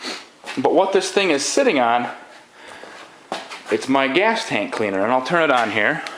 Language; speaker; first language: English; native; English